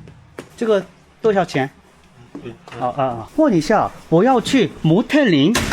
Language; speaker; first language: Chinese; non-native, fluent; Korean